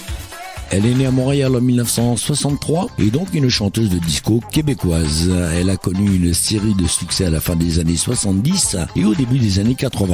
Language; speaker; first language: French; native; French